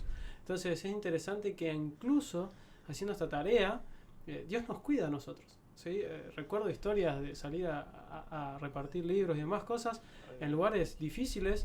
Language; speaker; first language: Spanish; native; Spanish